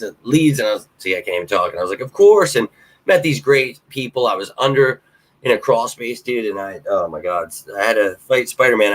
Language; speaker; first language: English; native; English